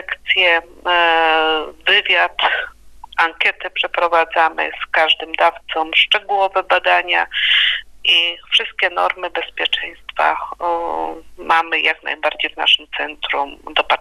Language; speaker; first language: Polish; native; Polish